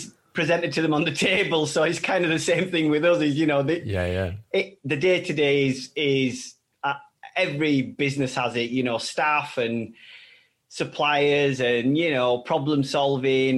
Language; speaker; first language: English; native; English